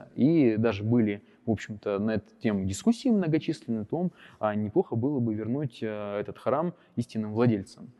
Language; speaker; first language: Russian; native; Russian